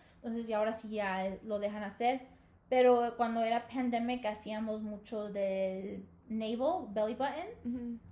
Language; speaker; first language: Spanish; early bilingual, heritage; Spanish